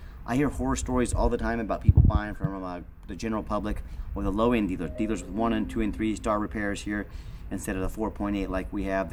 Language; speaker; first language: English; native; English